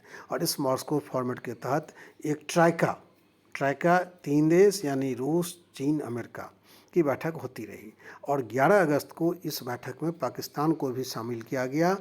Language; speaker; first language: Hindi; native; Hindi